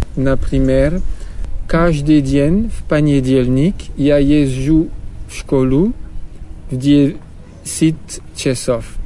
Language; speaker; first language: Russian; non-native, learner; French